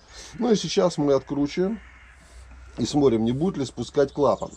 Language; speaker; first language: Russian; native; Russian